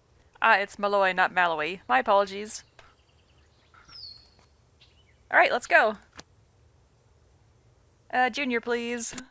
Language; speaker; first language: English; native; English